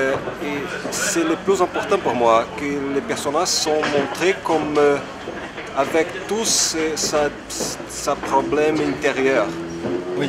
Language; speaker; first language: French; non-native, fluent; Portuguese